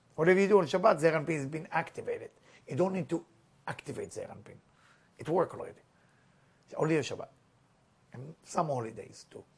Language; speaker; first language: English; non-native, fluent; Hebrew